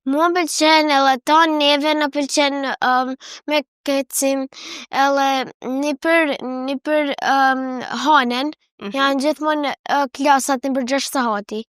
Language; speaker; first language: Albanian; early bilingual, heritage; Albanian